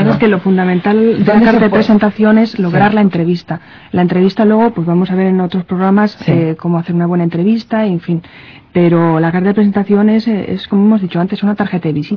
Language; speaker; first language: Spanish; native; Spanish